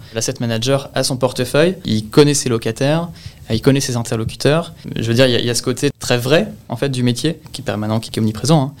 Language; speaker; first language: French; native; French